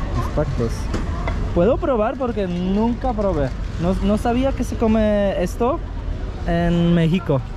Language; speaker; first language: Spanish; non-native, learner; Polish